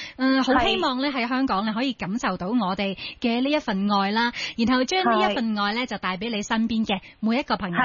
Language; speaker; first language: Cantonese; native; Cantonese